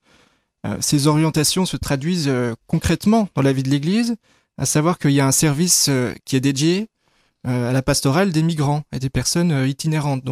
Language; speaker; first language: French; native; French